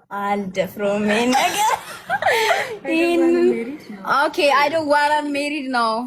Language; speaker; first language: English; non-native, learner; Amharic